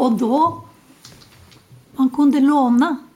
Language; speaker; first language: Swedish; non-native, fluent; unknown